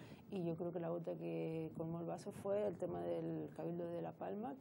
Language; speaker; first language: Spanish; native; Spanish